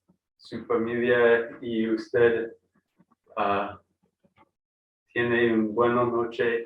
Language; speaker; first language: Spanish; non-native, learner; English